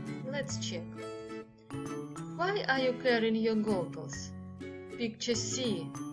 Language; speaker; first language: English; non-native, fluent; Ukrainian